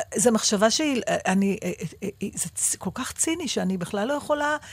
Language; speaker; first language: Hebrew; native; Hebrew